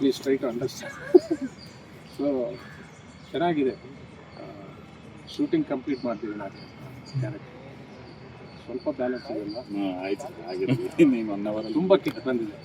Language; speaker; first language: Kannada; non-native, learner; Telugu